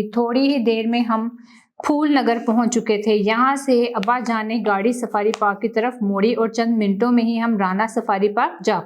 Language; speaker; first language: Urdu; native; Urdu